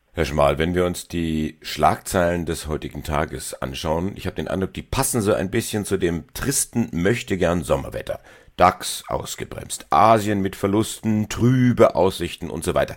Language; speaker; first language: German; native; German